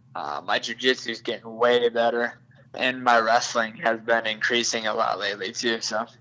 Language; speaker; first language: English; native; English